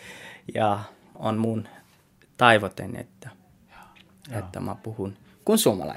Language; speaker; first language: Finnish; non-native, learner; Tswana